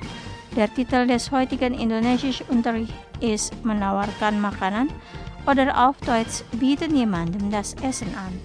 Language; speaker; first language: German; non-native, fluent; Indonesian